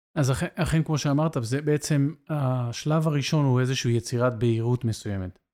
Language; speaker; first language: Hebrew; native; Hebrew